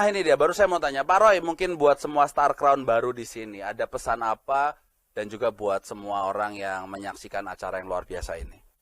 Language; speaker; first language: Indonesian; native; Indonesian